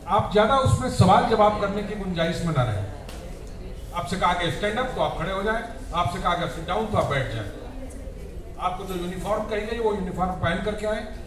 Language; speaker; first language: Hindi; native; Hindi